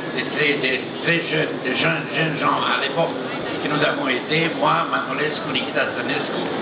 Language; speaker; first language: French; non-native, fluent; Romanian